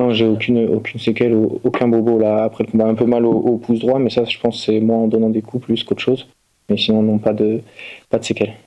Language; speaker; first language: French; native; French